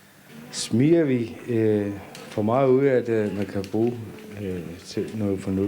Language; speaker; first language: Danish; non-native, local second language; Kalaallisut